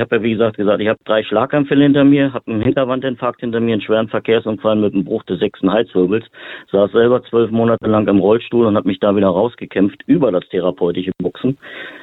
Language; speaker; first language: German; native; German